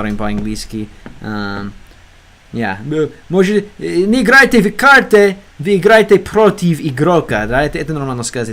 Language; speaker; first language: Russian; non-native, learner; English